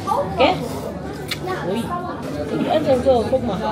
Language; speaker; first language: German; non-native, learner; Turkish